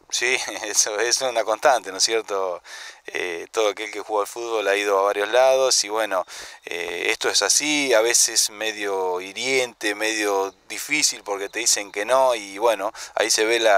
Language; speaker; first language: Spanish; native; Spanish